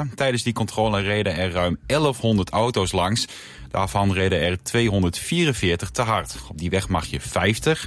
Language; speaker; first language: Dutch; native; Dutch